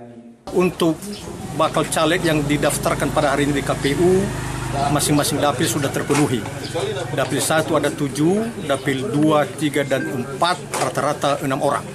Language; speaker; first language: Indonesian; native; Indonesian